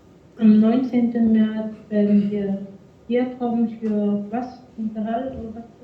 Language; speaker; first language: German; non-native, fluent; French